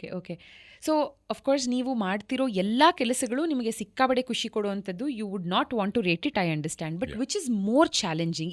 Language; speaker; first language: Kannada; native; Kannada